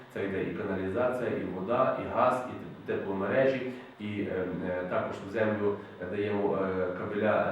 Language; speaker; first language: Ukrainian; native; Ukrainian